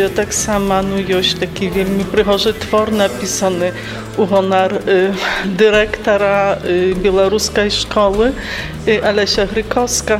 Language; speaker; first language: Polish; non-native, learner; Belarusian